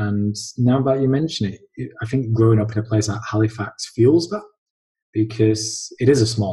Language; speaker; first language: English; native; English